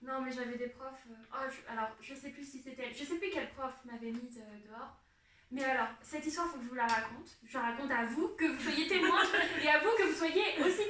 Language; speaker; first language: French; native; French